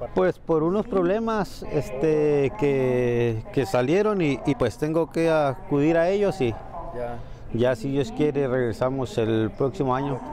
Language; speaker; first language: Spanish; native; Spanish